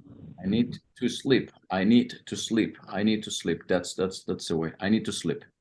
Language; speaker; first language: English; non-native, fluent; Spanish